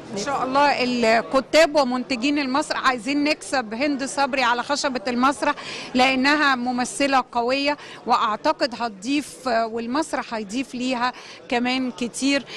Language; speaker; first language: Egyptian Arabic; native; Egyptian Arabic